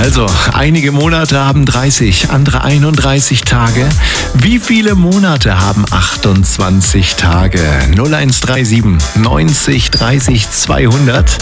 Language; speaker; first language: German; native; German